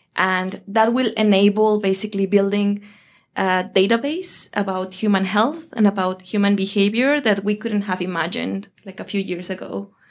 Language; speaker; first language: English; non-native, fluent; Spanish